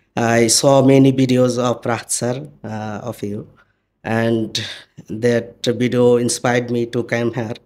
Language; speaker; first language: English; non-native, learner; Bangla